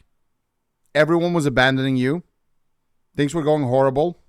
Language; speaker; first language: English; native; English